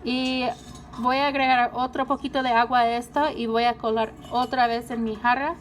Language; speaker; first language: Spanish; non-native, learner; English